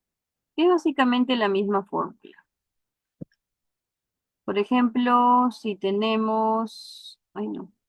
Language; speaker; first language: Spanish; native; Spanish